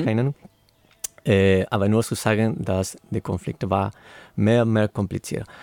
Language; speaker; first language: German; non-native, learner; Spanish